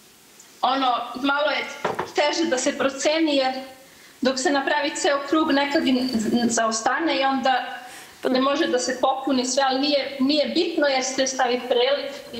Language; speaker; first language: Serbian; early bilingual, heritage; Serbian